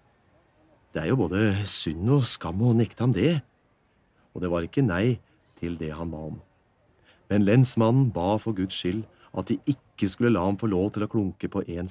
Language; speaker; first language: Norwegian; native; Norwegian